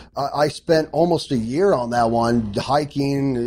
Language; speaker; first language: English; native; English